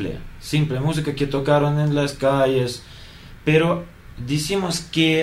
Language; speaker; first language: Spanish; non-native, learner; Russian